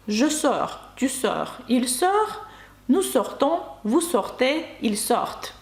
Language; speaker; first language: French; non-native, fluent; Russian